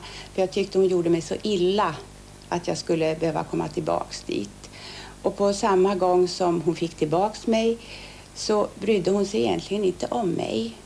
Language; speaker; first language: Swedish; early bilingual, other home language; Finnish